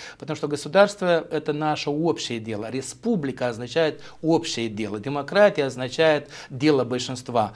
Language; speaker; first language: Russian; native; Russian